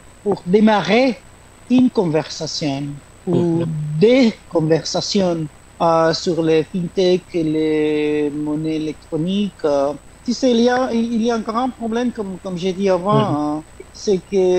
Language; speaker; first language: French; non-native, fluent; Spanish